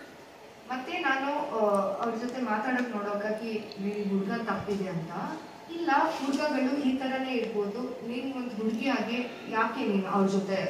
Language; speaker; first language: Kannada; non-native, local second language; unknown